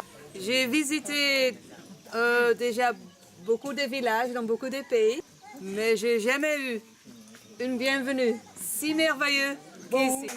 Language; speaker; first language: French; non-native, fluent; English